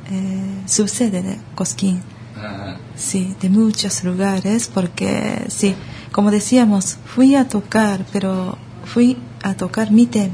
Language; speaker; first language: Spanish; non-native, learner; Japanese